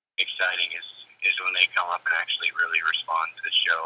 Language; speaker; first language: English; native; English